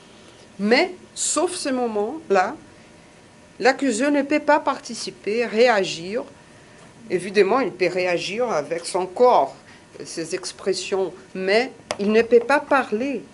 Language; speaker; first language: French; non-native, fluent; Portuguese